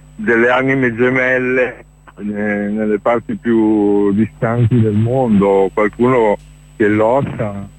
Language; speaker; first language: Italian; native; Italian